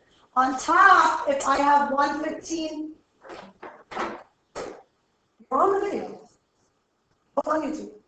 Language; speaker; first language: English; native; English